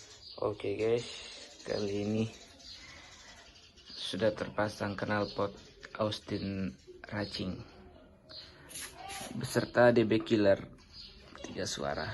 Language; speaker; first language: Indonesian; native; Indonesian